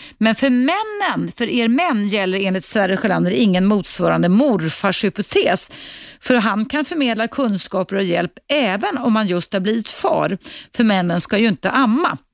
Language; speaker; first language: Swedish; native; Swedish